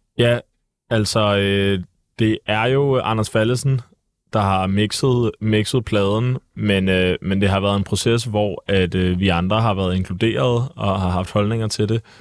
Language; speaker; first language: Danish; native; Danish